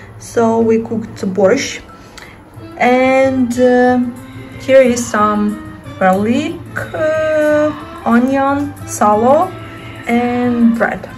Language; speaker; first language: English; non-native, fluent; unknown